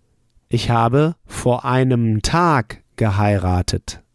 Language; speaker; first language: German; non-native, fluent; English